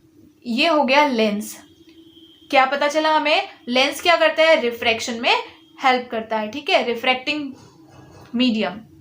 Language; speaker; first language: Hindi; native; Hindi